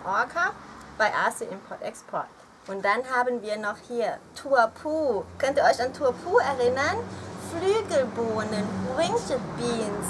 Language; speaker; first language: German; early bilingual, other home language; Thai